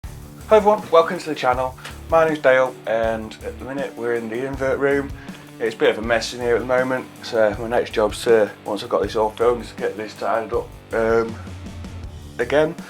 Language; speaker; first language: English; native; English